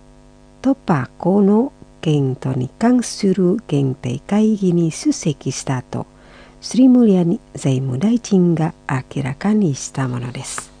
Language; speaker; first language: Japanese; non-native, fluent; Indonesian